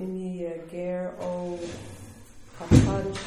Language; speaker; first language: Hebrew; non-native, learner; English